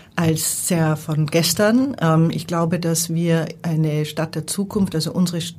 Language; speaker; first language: German; native; German